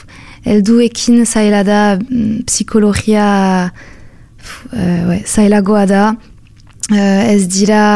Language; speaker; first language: Basque; non-native, local second language; French